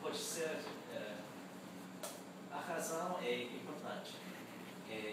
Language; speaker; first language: Portuguese; non-native, learner; Spanish